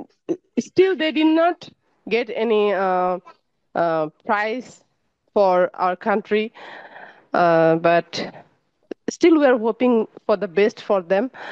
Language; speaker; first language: English; non-native, learner; Bangla